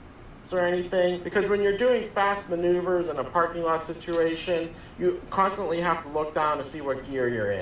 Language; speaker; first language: English; native; English